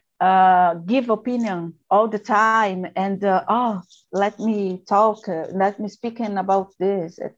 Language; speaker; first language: English; non-native, learner; Portuguese